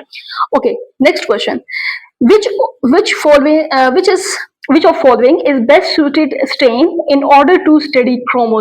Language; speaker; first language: English; non-native, local second language; Urdu